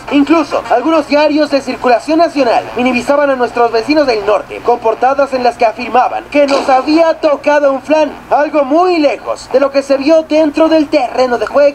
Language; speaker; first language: Spanish; native; Spanish